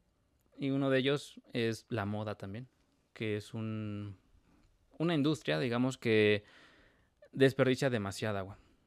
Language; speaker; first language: Spanish; native; Spanish